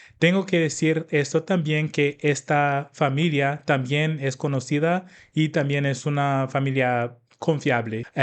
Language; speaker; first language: Spanish; non-native, fluent; English